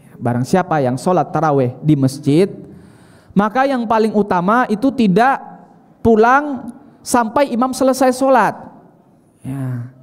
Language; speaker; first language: Indonesian; native; Indonesian